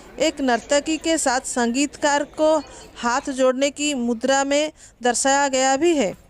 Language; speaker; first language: Hindi; non-native, local second language; Odia